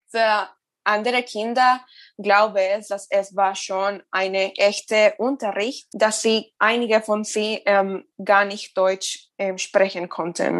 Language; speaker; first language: German; non-native, learner; Spanish